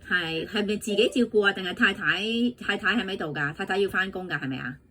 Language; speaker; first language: Cantonese; native; Cantonese